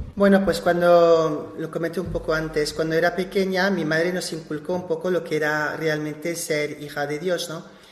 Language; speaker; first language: Spanish; non-native, fluent; French